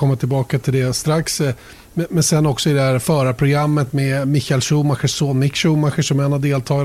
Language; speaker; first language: Swedish; native; Swedish